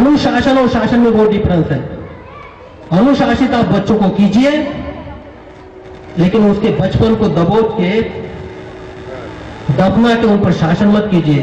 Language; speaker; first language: Hindi; non-native, local second language; Marathi